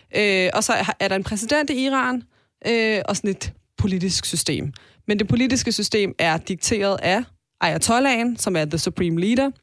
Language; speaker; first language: Danish; early bilingual, other home language; Persian